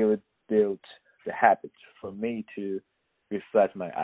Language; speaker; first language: English; non-native, local second language; Cantonese